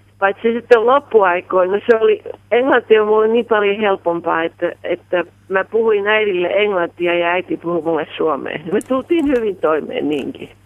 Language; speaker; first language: Finnish; early bilingual, heritage; Finnish